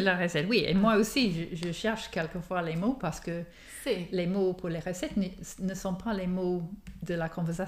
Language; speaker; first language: French; non-native, fluent; English